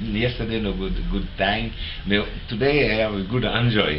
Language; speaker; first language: English; non-native, learner; French